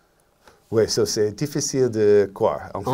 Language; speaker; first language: French; non-native, learner; English